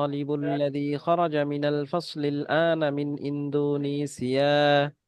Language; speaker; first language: Arabic; non-native, fluent; Bangla